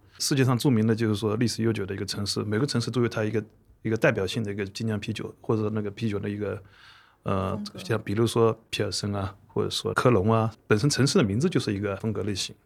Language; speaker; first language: Chinese; native; Chinese